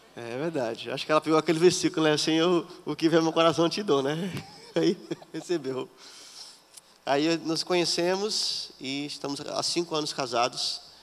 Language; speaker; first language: Portuguese; native; Portuguese